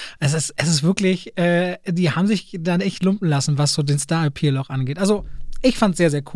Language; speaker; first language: German; native; German